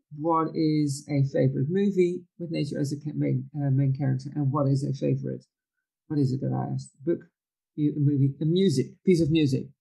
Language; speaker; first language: English; non-native, fluent; Dutch